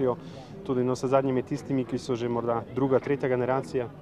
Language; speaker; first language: Slovenian; native; Slovenian